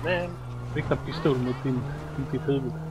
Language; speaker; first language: Swedish; native; Swedish